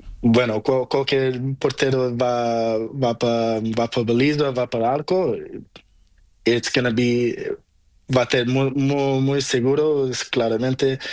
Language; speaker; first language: Spanish; non-native, learner; Portuguese